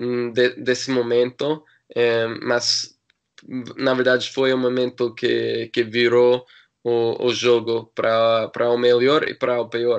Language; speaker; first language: Portuguese; non-native, learner; English